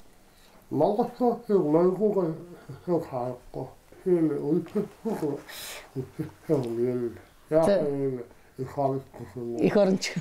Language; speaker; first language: Mongolian; non-native, learner; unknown